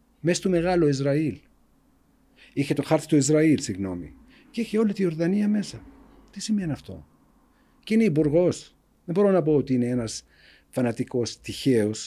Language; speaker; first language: Greek; non-native, fluent; Arabic